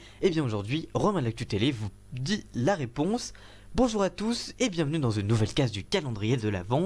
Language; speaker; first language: French; native; French